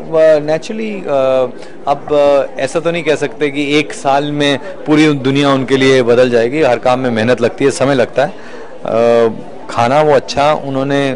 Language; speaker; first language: Hindi; native; Hindi